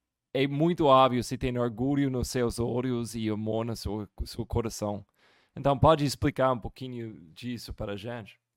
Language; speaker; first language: Portuguese; non-native, fluent; English